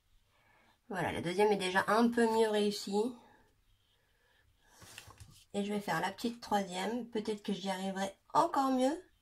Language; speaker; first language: French; native; French